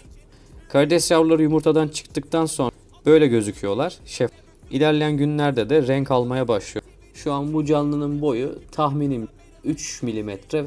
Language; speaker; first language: Turkish; native; Turkish